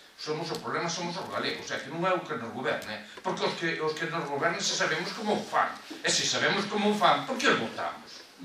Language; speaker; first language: Galician; native; Galician